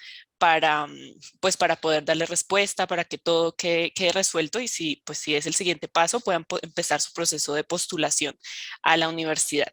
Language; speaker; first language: Spanish; native; Spanish